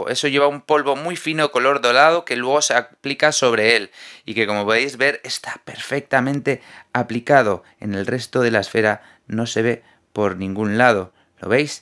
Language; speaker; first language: Spanish; native; Spanish